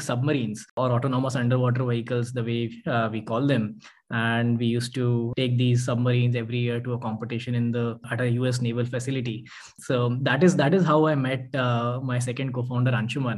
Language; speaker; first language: English; non-native, local second language; Hindi